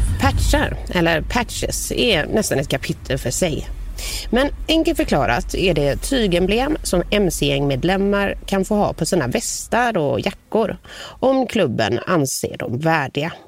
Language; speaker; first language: Swedish; native; Swedish